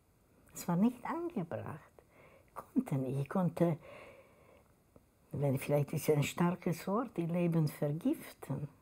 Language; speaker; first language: German; non-native, fluent; Hungarian